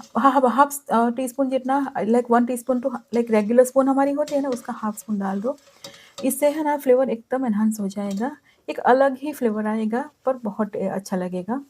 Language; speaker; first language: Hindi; non-native, local second language; Gujarati